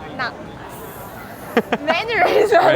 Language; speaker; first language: English; non-native, learner; Chinese